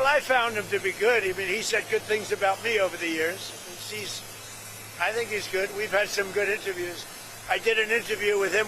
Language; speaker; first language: English; native; English